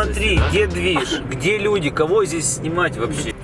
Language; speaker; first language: Russian; native; Russian